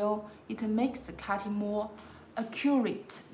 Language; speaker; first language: English; non-native, learner; Chinese